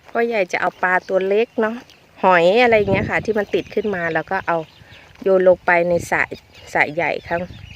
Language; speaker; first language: Thai; non-native, local second language; Northeastern Thai